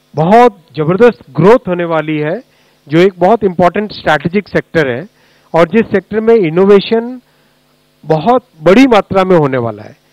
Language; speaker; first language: Hindi; native; Hindi